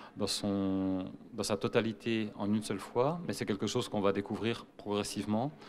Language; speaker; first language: French; native; French